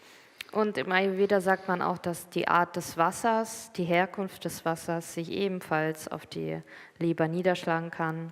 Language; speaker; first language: German; native; German